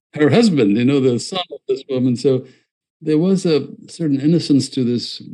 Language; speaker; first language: English; non-native, fluent; Malayalam